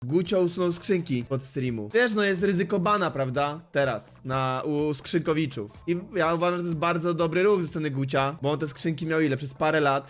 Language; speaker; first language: Polish; native; Polish